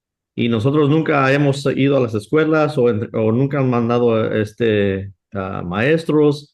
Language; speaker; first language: Spanish; early bilingual, heritage; Spanish